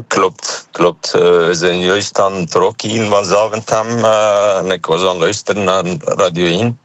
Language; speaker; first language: Dutch; non-native, fluent; Persian